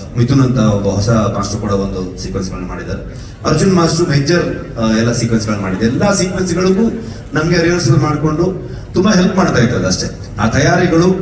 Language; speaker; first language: Kannada; native; Kannada